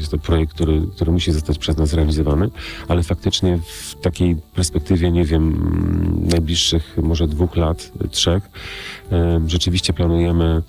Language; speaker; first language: Polish; native; Polish